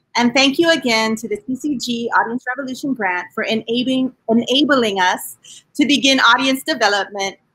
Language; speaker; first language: English; native; English